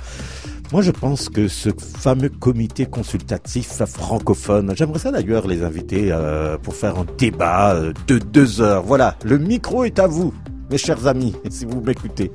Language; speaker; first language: French; native; French